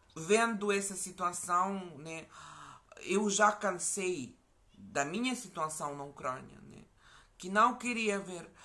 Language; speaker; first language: Portuguese; non-native, fluent; Ukrainian